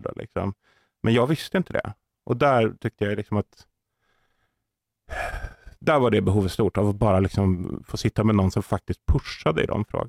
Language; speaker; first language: Swedish; native; Swedish